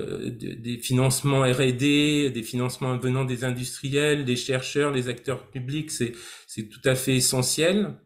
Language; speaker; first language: French; native; French